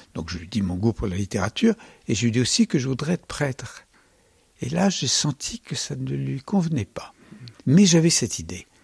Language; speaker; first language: French; native; French